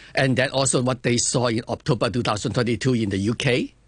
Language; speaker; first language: English; non-native, fluent; Chinese